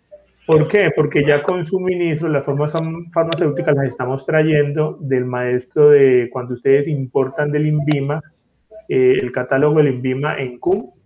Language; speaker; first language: Spanish; native; Spanish